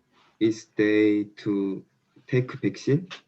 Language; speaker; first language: English; non-native, learner; Korean